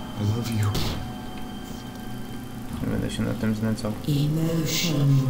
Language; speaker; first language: Polish; native; Polish